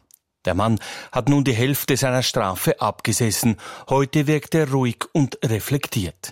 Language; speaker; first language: German; native; German